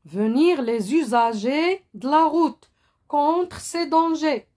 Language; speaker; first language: French; non-native, local second language; Arabic